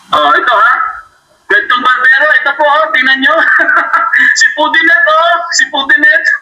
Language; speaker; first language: Filipino; non-native, local second language; Cebuano